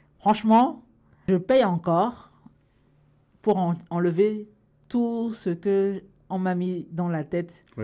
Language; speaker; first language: French; native; French